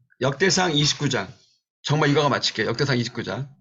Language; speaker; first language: Korean; native; Korean